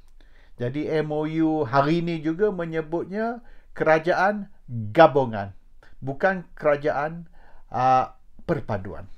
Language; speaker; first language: Malay; native; Malay